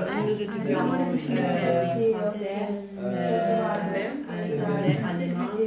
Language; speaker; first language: French; non-native, learner; Italian